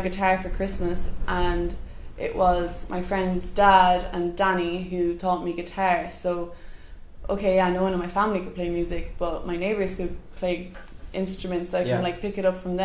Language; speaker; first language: English; native; English